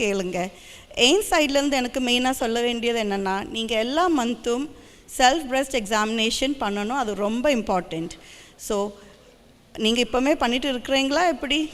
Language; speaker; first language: Tamil; early bilingual, heritage; Tamil